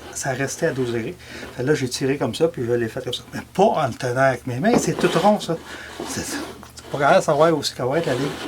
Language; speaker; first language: French; native; French